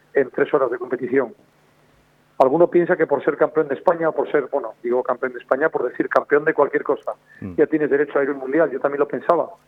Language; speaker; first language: Spanish; native; Spanish